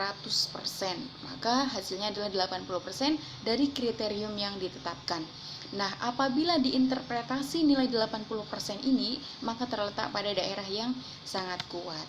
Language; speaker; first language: Indonesian; native; Indonesian